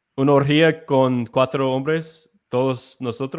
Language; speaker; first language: Spanish; non-native, learner; English